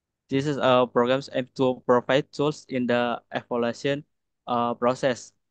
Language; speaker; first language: English; non-native, learner; Indonesian